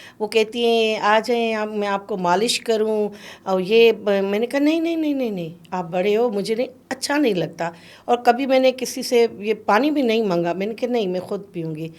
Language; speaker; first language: Urdu; non-native, local second language; Sindhi